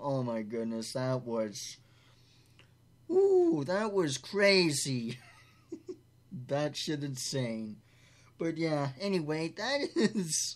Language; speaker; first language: English; native; English